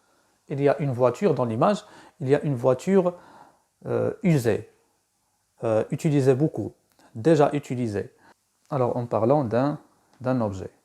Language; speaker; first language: French; non-native, local second language; Arabic